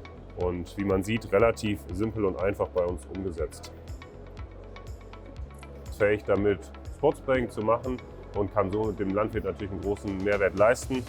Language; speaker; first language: German; native; German